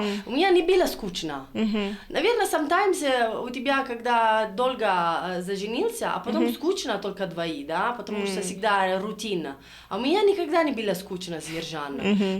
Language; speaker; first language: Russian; non-native, learner; Italian